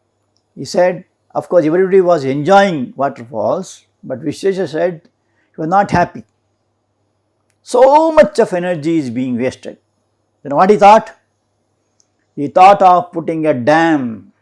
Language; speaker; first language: English; non-native, local second language; Kannada